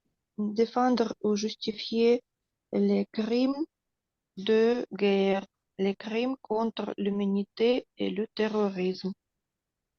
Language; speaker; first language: French; non-native, learner; Russian